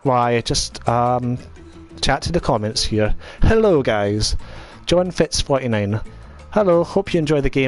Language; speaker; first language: English; native; English